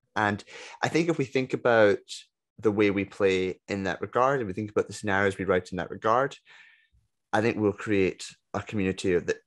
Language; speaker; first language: English; native; English